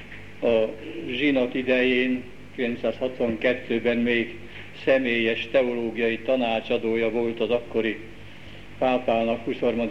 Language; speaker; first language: Hungarian; native; Hungarian